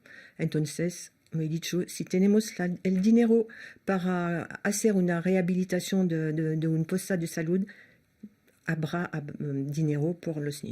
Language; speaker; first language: Spanish; non-native, fluent; French